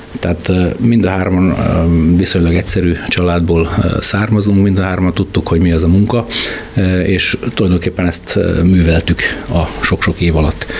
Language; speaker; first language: Hungarian; non-native, local second language; German